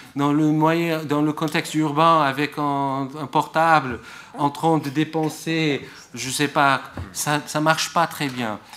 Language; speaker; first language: French; non-native, fluent; Portuguese